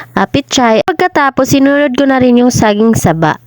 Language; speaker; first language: Filipino; non-native, local second language; Cebuano